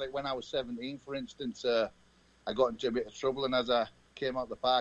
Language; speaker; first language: English; native; English